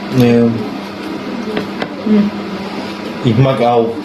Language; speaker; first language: German; non-native, learner; Turkish